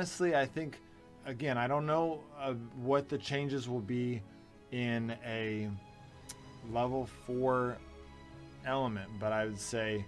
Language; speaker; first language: English; native; English